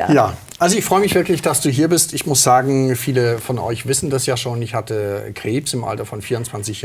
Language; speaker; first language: German; native; German